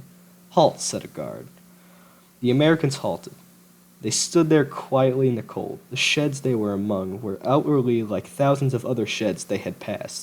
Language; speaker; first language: English; native; English